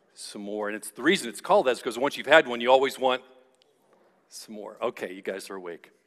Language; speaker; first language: English; native; English